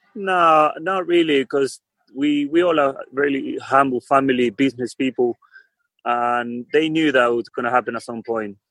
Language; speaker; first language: English; non-native, fluent; Spanish